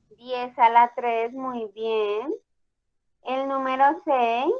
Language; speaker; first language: Spanish; native; Spanish